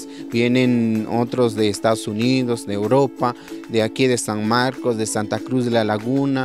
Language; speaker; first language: Spanish; non-native, local second language; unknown